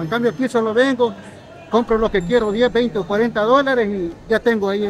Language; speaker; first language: Spanish; native; Spanish